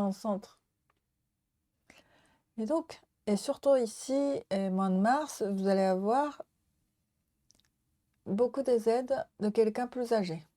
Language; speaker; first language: French; non-native, learner; Japanese